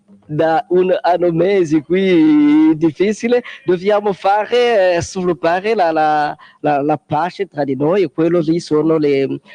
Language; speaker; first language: Italian; non-native, learner; Kongo